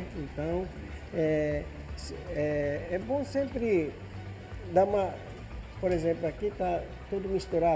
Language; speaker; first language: Portuguese; non-native, fluent; Japanese